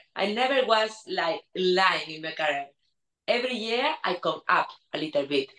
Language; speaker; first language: English; non-native, learner; Spanish